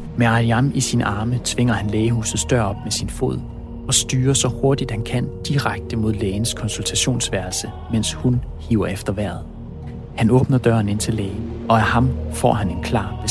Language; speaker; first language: Danish; native; Danish